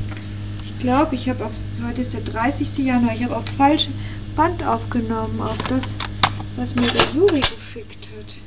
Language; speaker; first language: German; native; German